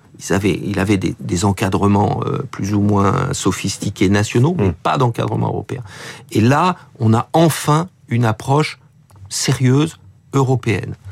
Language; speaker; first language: French; native; French